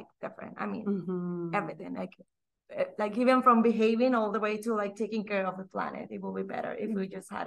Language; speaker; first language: English; non-native, fluent; Spanish